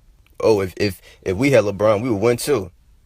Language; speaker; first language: English; native; English